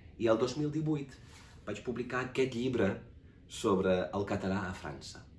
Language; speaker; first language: Catalan; non-native, fluent; English